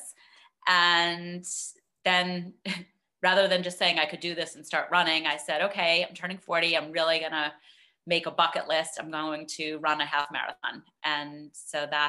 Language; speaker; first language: English; native; English